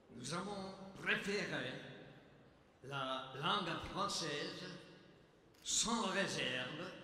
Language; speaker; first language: French; non-native, learner; Czech